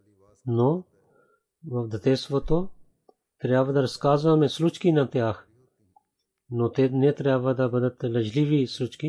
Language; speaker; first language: Bulgarian; non-native, learner; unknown